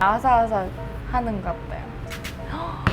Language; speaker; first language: Korean; early bilingual, heritage; Japanese